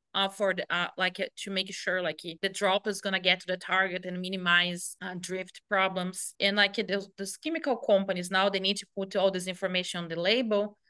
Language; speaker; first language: English; non-native, fluent; Portuguese